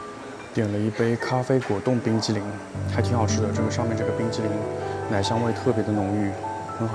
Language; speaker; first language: Chinese; native; Chinese